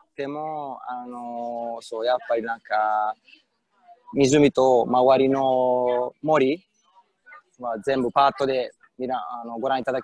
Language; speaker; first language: Japanese; non-native, fluent; Italian